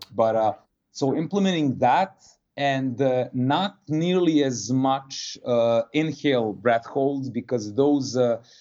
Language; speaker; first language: English; non-native, fluent; Serbian